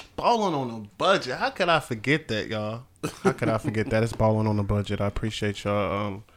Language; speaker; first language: English; native; English